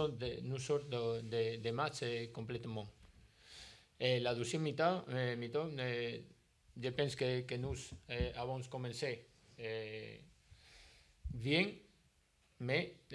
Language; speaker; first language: French; non-native, learner; Spanish